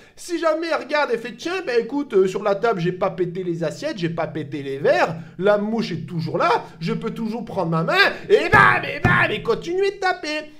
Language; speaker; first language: French; native; French